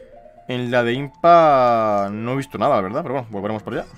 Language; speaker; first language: Spanish; native; Spanish